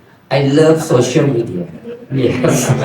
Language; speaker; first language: English; non-native, learner; Thai